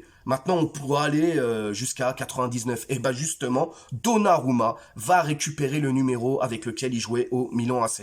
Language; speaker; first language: French; native; French